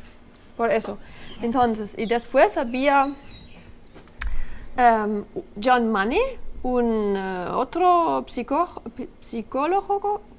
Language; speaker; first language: Spanish; non-native, learner; French